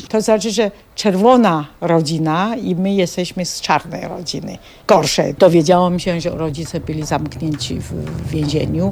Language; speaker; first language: Polish; non-native, fluent; Chinese